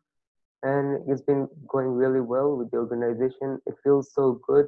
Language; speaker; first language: English; non-native, local second language; Bangla